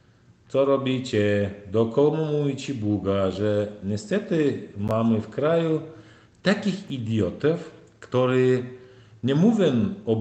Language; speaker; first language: Polish; non-native, learner; Turkmen